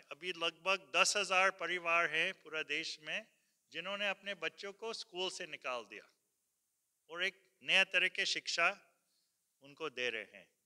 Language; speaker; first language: Hindi; early bilingual, heritage; Hindi